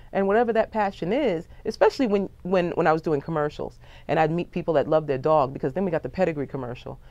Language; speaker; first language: English; native; English